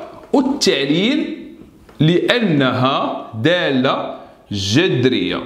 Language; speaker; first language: Arabic; native; Arabic